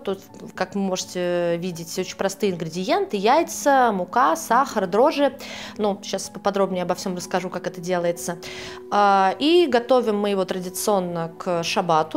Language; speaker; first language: Russian; native; Russian